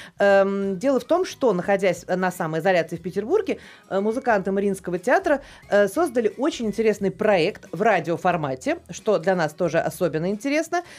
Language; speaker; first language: Russian; native; Russian